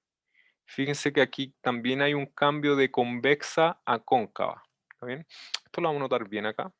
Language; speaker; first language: Spanish; native; Spanish